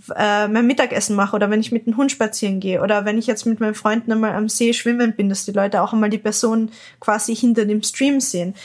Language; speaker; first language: German; native; German